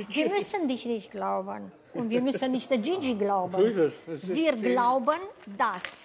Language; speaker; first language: German; non-native, fluent; Romanian